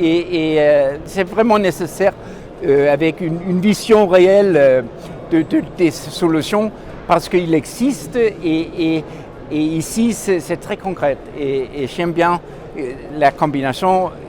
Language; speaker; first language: French; non-native, fluent; Danish